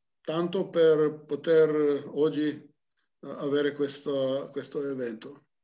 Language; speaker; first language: Italian; non-native, local second language; Slovenian